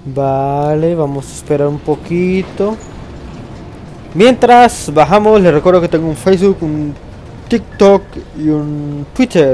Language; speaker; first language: Spanish; native; Spanish